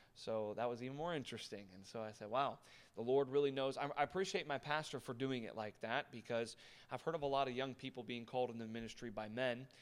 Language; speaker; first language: English; early bilingual, other home language; German